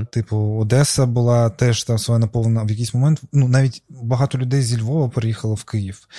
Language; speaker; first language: Ukrainian; non-native, local second language; Russian